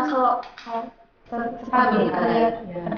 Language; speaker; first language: Indonesian; early bilingual, other home language; Japanese